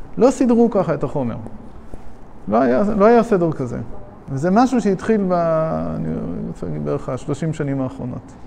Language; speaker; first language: Hebrew; non-native, fluent; English